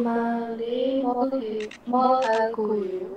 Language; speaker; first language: Korean; non-native, learner; Indonesian